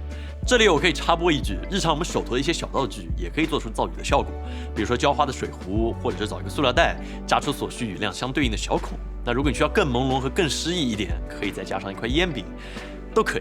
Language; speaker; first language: Chinese; native; Chinese